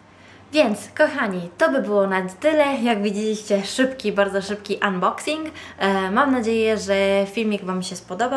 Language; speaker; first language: Polish; non-native, fluent; Italian